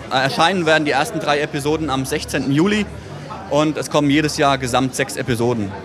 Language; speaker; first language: German; native; German